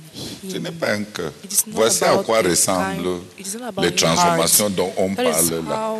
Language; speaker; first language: French; non-native, local second language; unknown